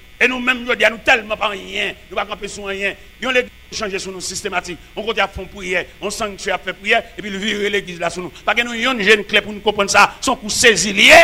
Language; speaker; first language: French; non-native, local second language; Haitian Creole